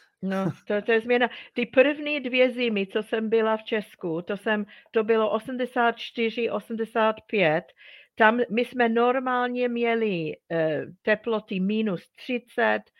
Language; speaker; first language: Czech; non-native, fluent; English